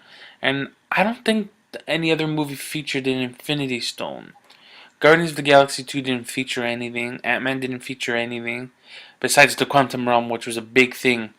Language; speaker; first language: English; native; English